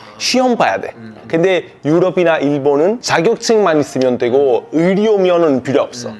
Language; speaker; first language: Korean; non-native, fluent; Italian